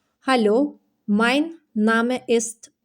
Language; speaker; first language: German; non-native, fluent; Albanian